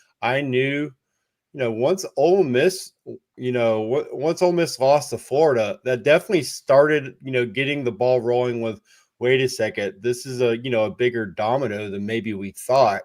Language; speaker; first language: English; native; English